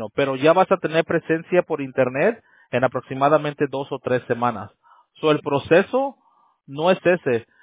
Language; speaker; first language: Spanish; early bilingual, heritage; Spanish